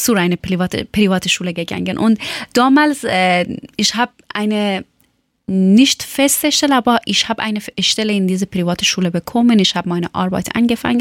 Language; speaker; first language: German; non-native, fluent; Persian